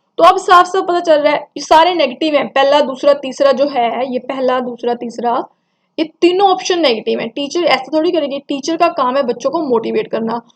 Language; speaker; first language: Hindi; non-native, local second language; Punjabi